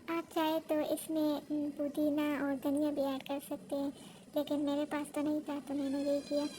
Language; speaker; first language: Urdu; non-native, local second language; Pashto